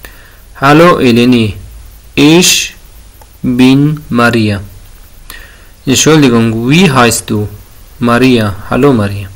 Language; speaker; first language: German; non-native, fluent; Persian